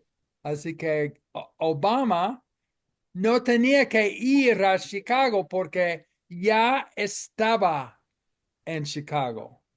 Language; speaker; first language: Spanish; non-native, fluent; English